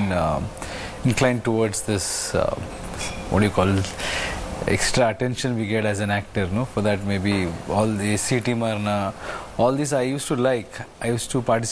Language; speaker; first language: English; non-native, local second language; Kannada